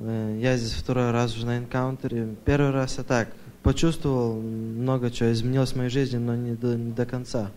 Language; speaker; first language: Russian; early bilingual, heritage; Russian